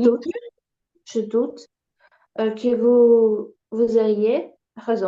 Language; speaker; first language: French; non-native, learner; Ukrainian